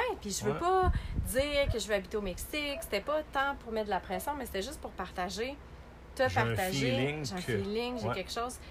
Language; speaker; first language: French; native; French